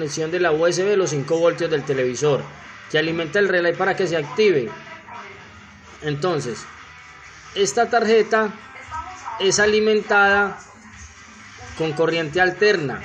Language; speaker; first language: Spanish; native; Spanish